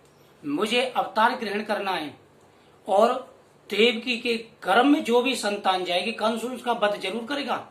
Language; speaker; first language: Hindi; native; Hindi